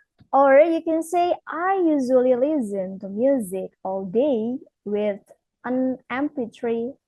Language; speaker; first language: English; non-native, fluent; Indonesian